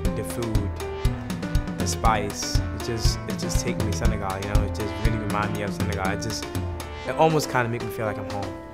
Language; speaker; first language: English; non-native, fluent; Wolof